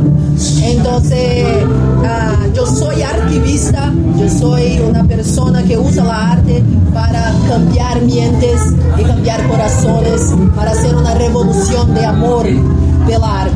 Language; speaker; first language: Spanish; non-native, fluent; Portuguese